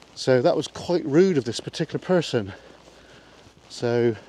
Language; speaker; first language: English; native; English